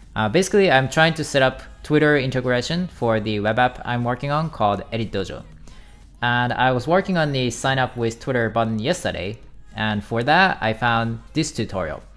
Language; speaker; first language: English; non-native, fluent; Japanese